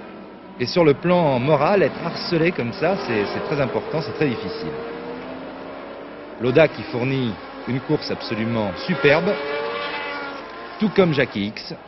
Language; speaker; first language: French; native; French